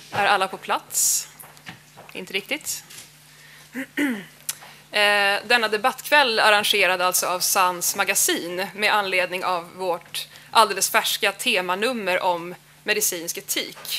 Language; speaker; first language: Swedish; native; Swedish